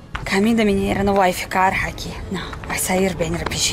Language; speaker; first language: Portuguese; non-native, fluent; Russian